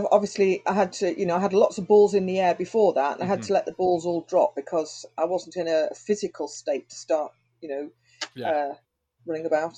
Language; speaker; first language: English; native; English